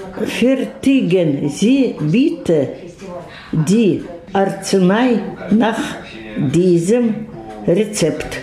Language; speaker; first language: German; non-native, learner; Russian